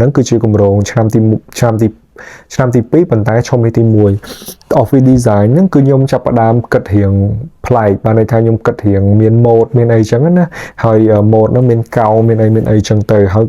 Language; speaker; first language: Khmer; native; Khmer